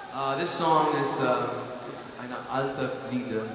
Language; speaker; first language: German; non-native, learner; English